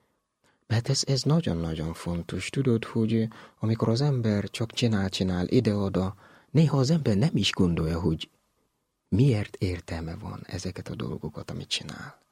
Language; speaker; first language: Hungarian; non-native, learner; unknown